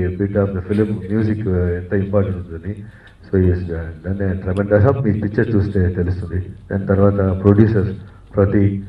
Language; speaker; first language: Telugu; non-native, fluent; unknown